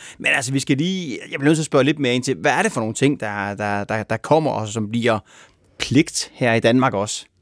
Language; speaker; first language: Danish; native; Danish